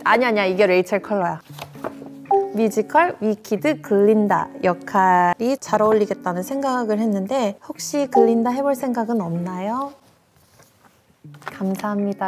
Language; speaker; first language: Korean; early bilingual, heritage; Korean